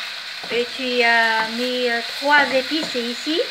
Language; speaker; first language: French; non-native, fluent; Vietnamese